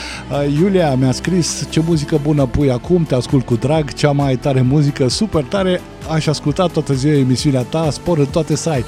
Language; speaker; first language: Romanian; native; Romanian